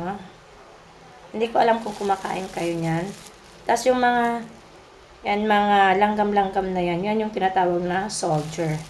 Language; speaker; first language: Filipino; non-native, local second language; Iloko